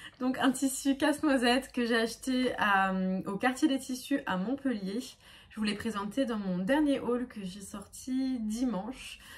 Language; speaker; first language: French; native; French